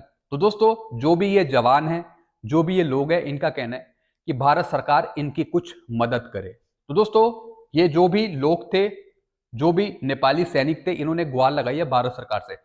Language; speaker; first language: Hindi; native; Hindi